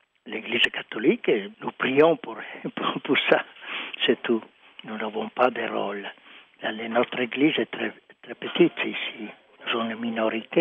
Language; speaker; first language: French; non-native, fluent; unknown